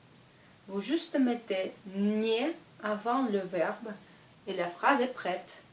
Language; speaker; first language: French; non-native, fluent; Russian